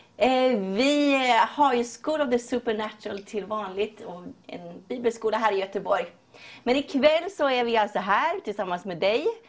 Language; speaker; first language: Swedish; native; Swedish